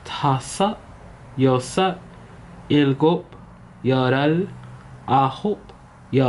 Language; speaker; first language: Korean; non-native, learner; English